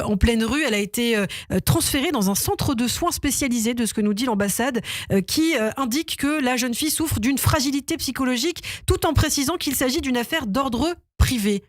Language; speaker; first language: French; native; French